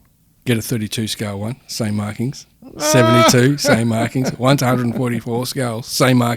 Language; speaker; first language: English; native; English